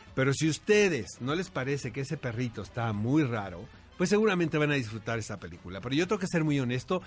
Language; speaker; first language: Spanish; native; Spanish